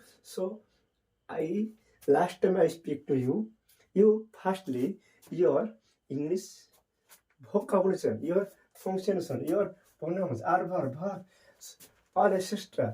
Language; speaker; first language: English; non-native, learner; Hindi